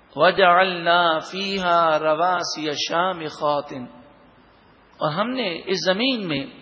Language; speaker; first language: Urdu; native; Urdu